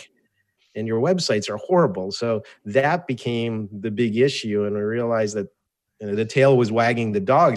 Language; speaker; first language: English; early bilingual, other home language; Russian